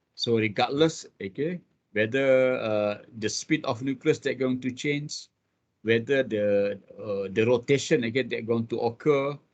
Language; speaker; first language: English; non-native, local second language; Malay